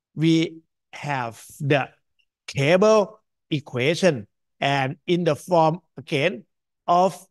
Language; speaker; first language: English; non-native, fluent; Thai